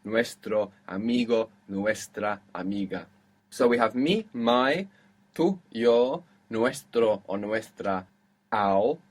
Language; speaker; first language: Spanish; non-native, fluent; English